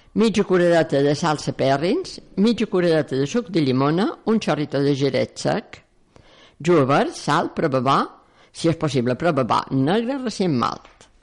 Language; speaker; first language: Catalan; native; Catalan